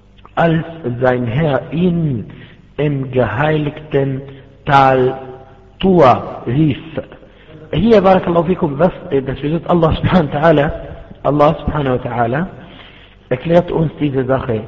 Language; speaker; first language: German; non-native, fluent; Arabic